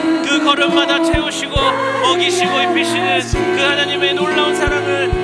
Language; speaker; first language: Korean; native; Korean